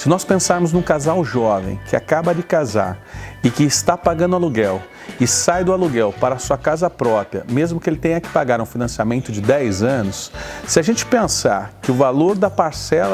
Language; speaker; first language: Portuguese; native; Portuguese